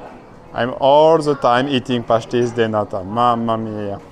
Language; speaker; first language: English; non-native, learner; French